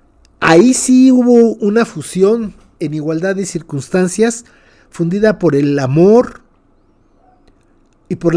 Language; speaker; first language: Spanish; native; Spanish